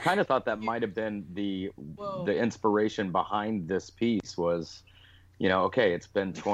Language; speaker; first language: English; native; English